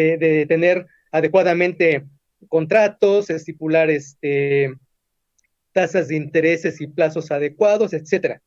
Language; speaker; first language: Spanish; native; Spanish